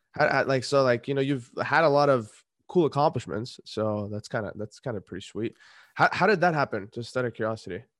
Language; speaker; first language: English; native; English